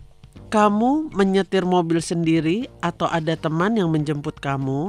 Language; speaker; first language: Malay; non-native, fluent; Chinese